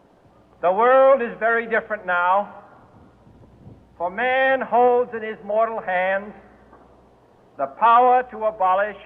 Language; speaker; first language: English; native; English